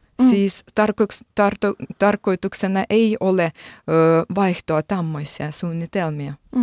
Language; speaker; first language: Finnish; non-native, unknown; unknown